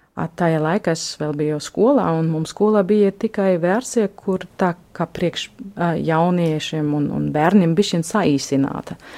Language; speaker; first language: Latvian; non-native, fluent; German